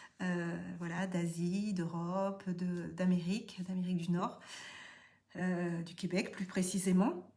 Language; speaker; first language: French; native; French